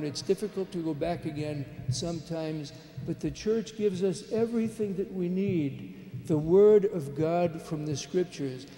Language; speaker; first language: English; native; English